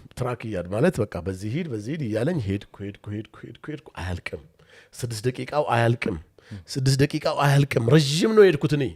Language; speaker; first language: Amharic; non-native, local second language; Oromo